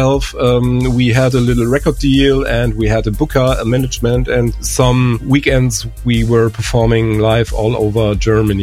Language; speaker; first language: English; non-native, fluent; German